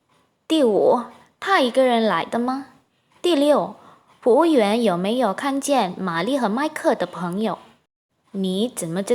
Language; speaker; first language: Chinese; non-native, fluent; Indonesian